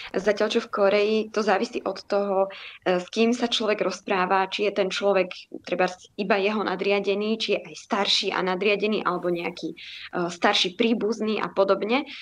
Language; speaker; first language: Slovak; native; Slovak